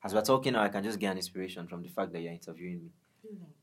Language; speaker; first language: English; non-native, local second language; Yoruba